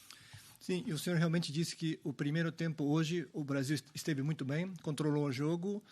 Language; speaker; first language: Portuguese; non-native, local second language; Japanese